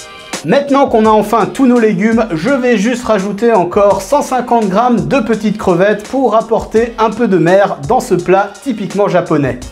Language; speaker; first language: French; native; French